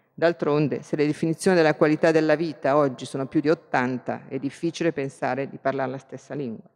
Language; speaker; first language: Italian; native; Italian